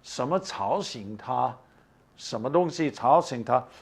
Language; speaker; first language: Chinese; non-native, fluent; English